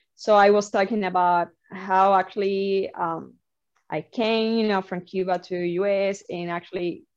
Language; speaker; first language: English; non-native, fluent; Spanish